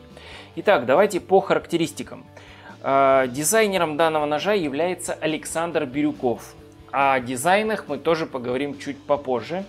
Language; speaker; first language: Russian; native; Russian